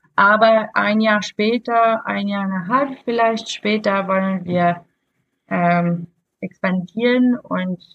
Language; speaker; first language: German; non-native, fluent; French